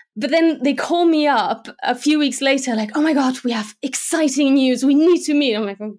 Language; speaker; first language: English; non-native, fluent; Slovak